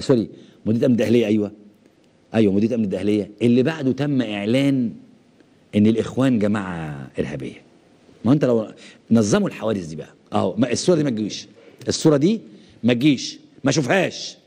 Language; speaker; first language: Arabic; native; Arabic